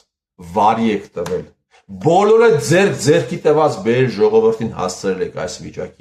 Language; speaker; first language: Armenian; native; Armenian